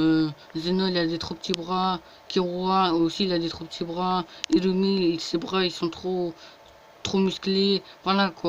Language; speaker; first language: French; native; French